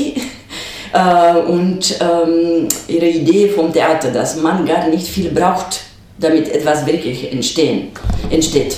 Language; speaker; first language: German; non-native, fluent; Romanian